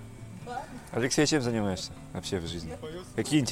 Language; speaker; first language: Russian; native; Russian